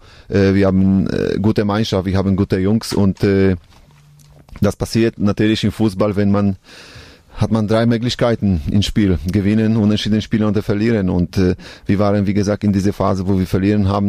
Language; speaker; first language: German; non-native, learner; Polish